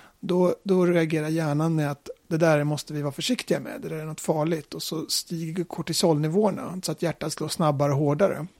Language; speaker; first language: Swedish; native; Swedish